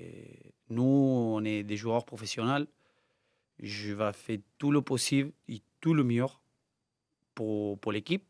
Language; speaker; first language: French; non-native, learner; Spanish